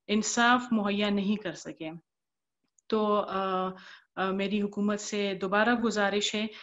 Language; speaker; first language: Urdu; non-native, local second language; Pashto